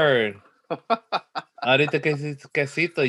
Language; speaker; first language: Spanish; early bilingual, heritage; Spanish